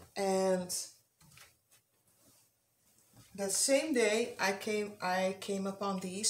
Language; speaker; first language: English; non-native, fluent; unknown